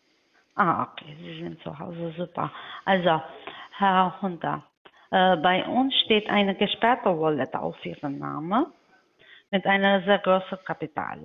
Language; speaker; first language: German; non-native, learner; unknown